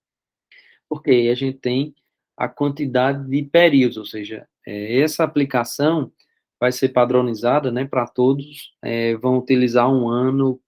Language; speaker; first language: Portuguese; native; Portuguese